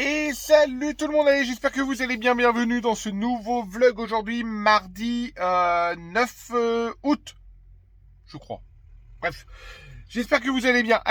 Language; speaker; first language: French; native; French